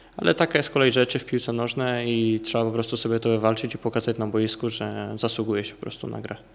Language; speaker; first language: Polish; native; Polish